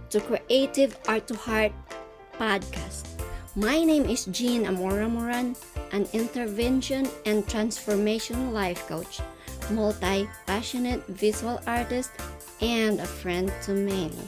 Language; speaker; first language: English; non-native, local second language; Filipino